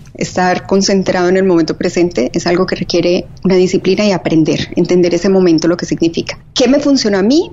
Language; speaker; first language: Spanish; native; Spanish